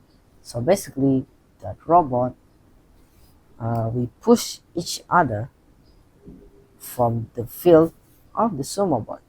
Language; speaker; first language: English; non-native, learner; Indonesian